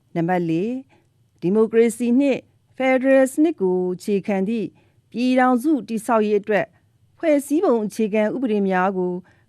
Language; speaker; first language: Burmese; non-native, local second language; S'gaw Karen